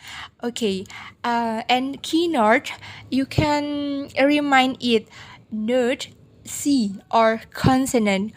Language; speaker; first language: English; non-native, learner; Indonesian